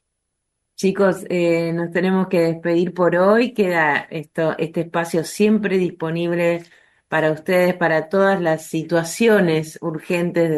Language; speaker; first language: Spanish; native; Spanish